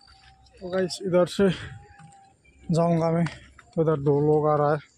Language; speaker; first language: Hindi; non-native, local second language; Nepali